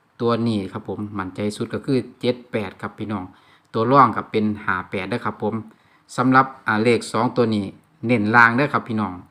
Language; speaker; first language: Thai; non-native, local second language; Lao